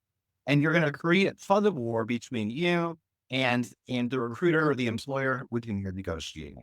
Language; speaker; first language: English; native; English